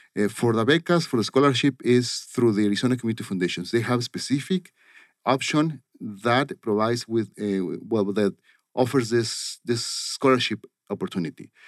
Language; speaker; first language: English; non-native, fluent; Spanish